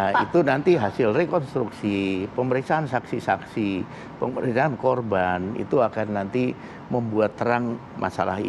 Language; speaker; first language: Indonesian; native; Indonesian